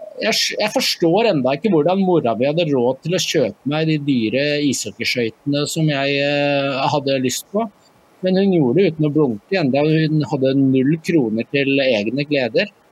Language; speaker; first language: Norwegian; native; Norwegian